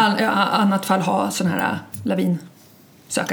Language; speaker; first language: Swedish; native; Swedish